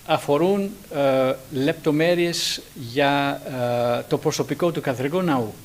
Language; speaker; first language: Greek; non-native, fluent; English